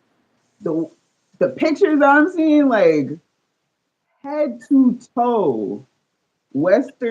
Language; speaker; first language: English; native; English